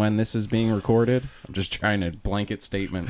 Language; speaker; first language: English; native; English